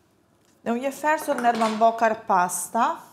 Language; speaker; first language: Swedish; non-native, fluent; Italian